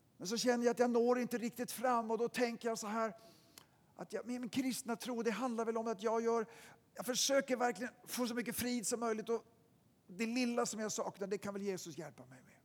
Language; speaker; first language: Swedish; native; Swedish